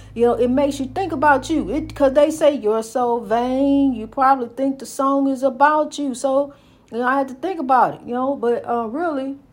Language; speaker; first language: English; native; English